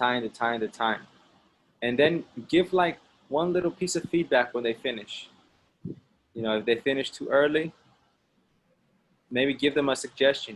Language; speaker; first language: English; non-native, fluent; Spanish